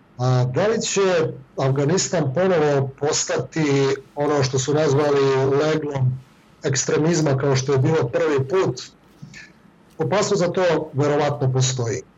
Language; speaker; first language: Serbian; native; Serbian